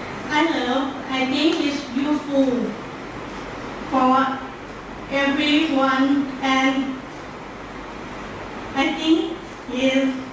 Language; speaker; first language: English; non-native, learner; Thai